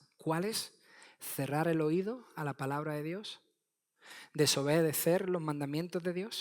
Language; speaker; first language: Spanish; native; Spanish